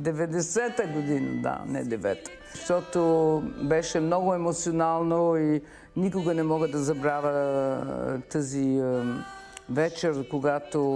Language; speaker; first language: Bulgarian; early bilingual, heritage; Bulgarian